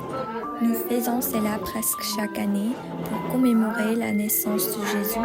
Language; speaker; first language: French; non-native, learner; English